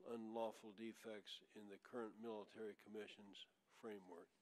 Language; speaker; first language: English; native; English